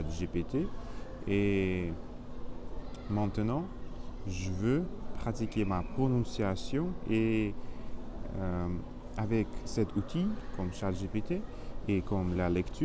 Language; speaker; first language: French; non-native, learner; Spanish